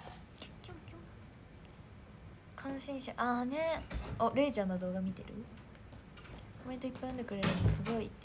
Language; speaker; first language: Japanese; native; Japanese